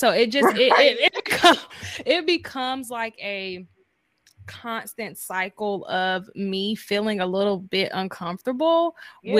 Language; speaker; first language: English; native; English